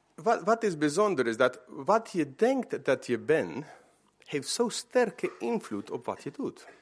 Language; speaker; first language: Dutch; non-native, fluent; Spanish